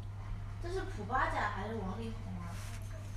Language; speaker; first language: Chinese; native; Chinese